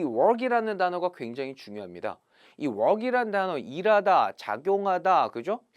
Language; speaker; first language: Korean; native; Korean